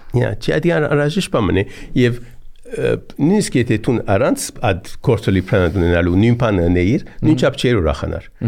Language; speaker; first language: Armenian; early bilingual, heritage; Armenian